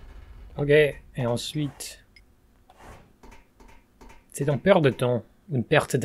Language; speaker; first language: French; non-native, fluent; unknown